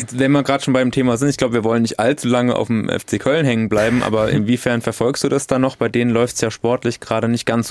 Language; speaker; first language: German; native; German